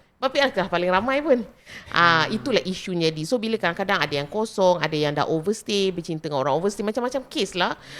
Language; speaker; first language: Malay; native; Malay